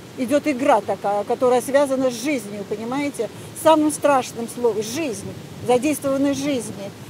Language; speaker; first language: Russian; native; Russian